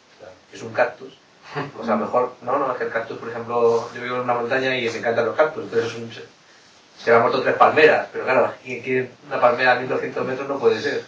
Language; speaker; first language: Spanish; native; Spanish